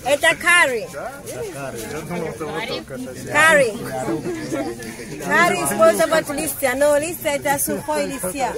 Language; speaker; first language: Russian; non-native, learner; Swahili